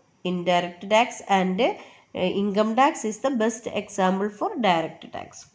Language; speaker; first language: English; non-native, local second language; Malayalam